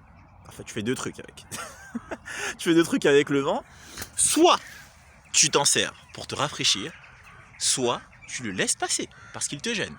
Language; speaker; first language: French; native; French